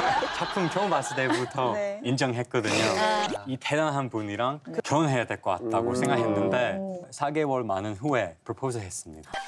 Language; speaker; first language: Korean; non-native, fluent; English